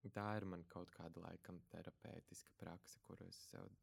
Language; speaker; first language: Latvian; native; Latvian